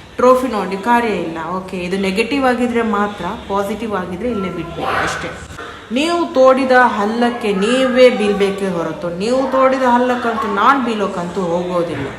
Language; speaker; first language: Kannada; non-native, local second language; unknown